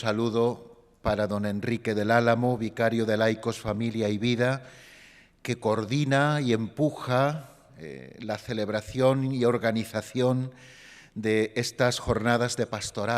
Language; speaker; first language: Spanish; native; Spanish